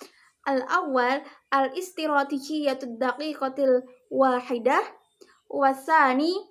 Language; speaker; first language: Arabic; non-native, learner; Indonesian